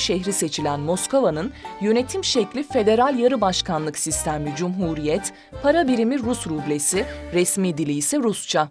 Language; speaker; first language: Turkish; native; Turkish